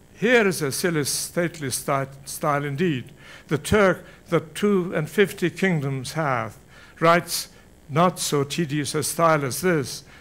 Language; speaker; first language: English; non-native, fluent; Turkish